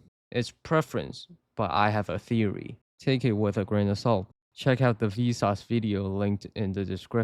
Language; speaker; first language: English; native; English